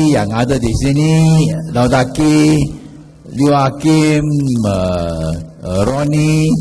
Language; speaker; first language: Malay; non-native, local second language; Chinese